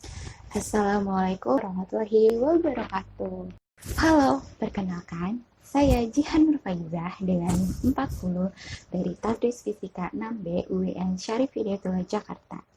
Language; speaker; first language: Indonesian; native; Indonesian